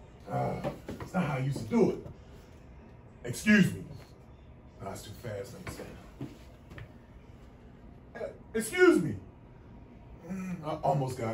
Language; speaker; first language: English; native; English